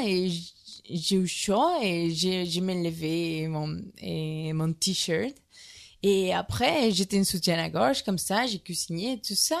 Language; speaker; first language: French; non-native, learner; Spanish